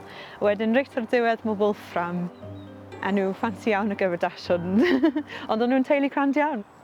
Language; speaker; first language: Welsh; native; Welsh